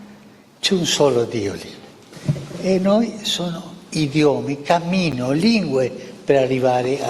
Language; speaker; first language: Italian; early bilingual, heritage; Spanish